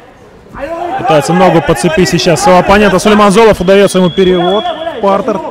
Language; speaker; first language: Russian; native; Russian